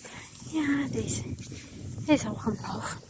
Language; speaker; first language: German; non-native, fluent; Tajik